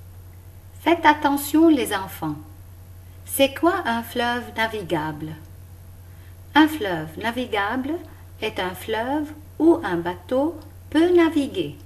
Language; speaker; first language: French; non-native, local second language; Arabic